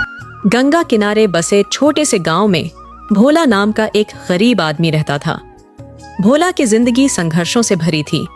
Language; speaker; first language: Hindi; native; Hindi